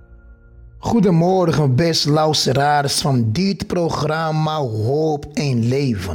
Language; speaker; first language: Dutch; non-native, fluent; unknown